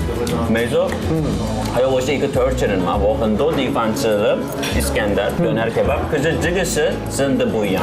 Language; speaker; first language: Chinese; non-native, fluent; Turkish